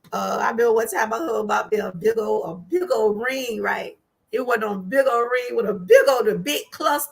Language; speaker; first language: English; native; English